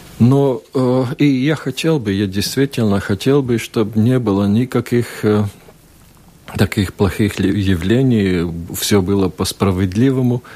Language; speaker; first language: Russian; non-native, local second language; Latvian